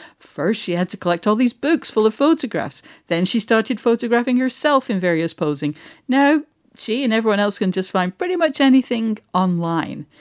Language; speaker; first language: English; native; English